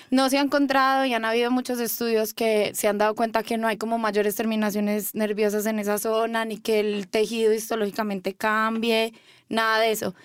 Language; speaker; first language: Spanish; native; Spanish